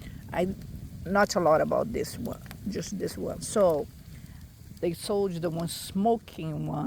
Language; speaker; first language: English; non-native, fluent; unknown